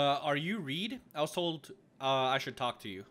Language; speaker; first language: English; native; English